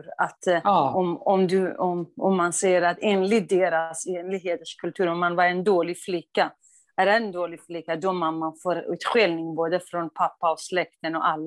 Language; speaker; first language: Swedish; non-native, fluent; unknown